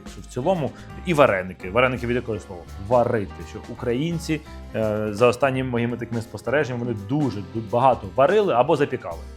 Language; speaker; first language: Ukrainian; native; Ukrainian